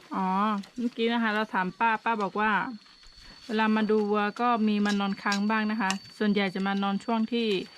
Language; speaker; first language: Thai; non-native, local second language; S'gaw Karen